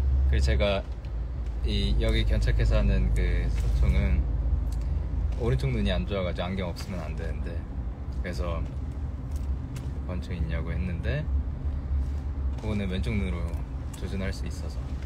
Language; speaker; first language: Korean; early bilingual, heritage; Korean